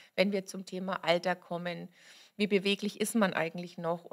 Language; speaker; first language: German; native; German